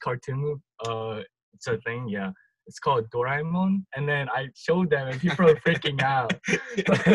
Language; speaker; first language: English; non-native, fluent; Turkish